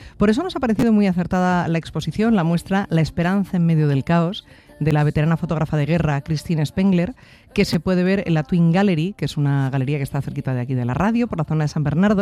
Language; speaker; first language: Spanish; native; Spanish